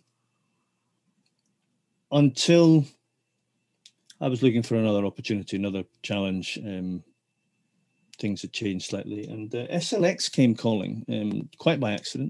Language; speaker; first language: English; native; English